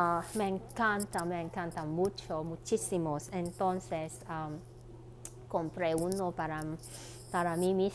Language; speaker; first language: Spanish; non-native, learner; Cantonese